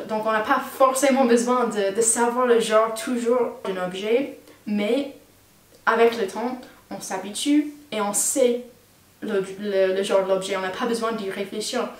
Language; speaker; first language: French; non-native, fluent; English